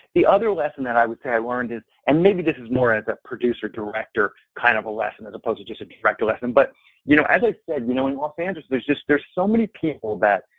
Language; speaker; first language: English; native; English